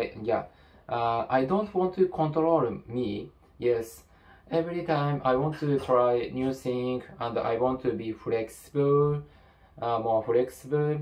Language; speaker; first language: English; non-native, learner; Japanese